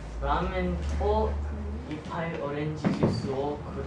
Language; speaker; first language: Japanese; non-native, learner; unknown